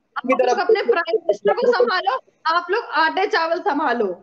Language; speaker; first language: Hindi; native; Hindi